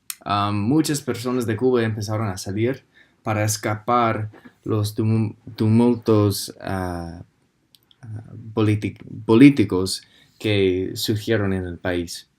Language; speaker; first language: Spanish; non-native, fluent; English